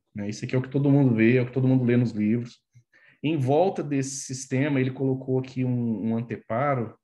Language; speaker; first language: Portuguese; native; Portuguese